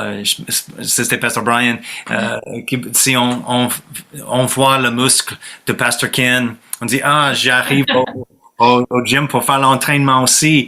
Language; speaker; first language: French; non-native, fluent; English